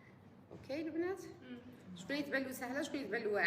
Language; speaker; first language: Arabic; native; Arabic